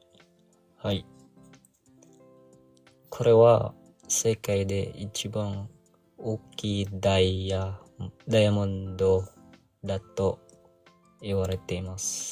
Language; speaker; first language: Japanese; non-native, learner; Filipino